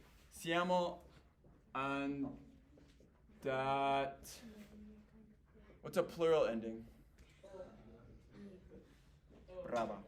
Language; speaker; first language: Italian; non-native, fluent; English